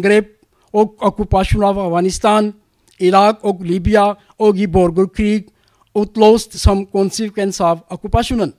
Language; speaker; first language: Norwegian; non-native, learner; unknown